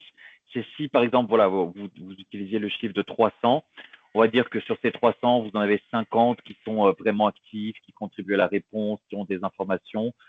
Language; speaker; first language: French; native; French